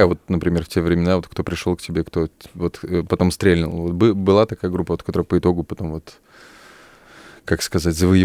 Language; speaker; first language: Russian; native; Russian